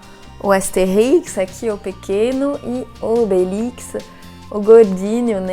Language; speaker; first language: Portuguese; non-native, fluent; French